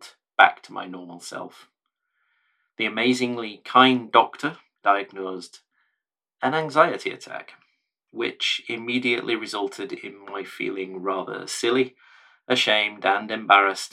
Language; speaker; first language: English; native; English